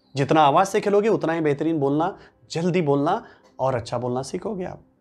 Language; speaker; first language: Hindi; non-native, local second language; Marathi